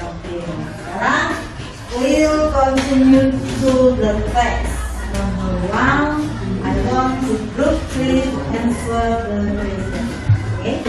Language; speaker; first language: English; non-native, learner; Indonesian